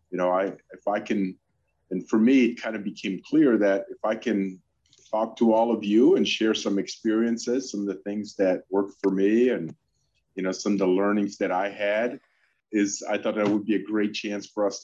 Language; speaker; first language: English; early bilingual, other home language; Polish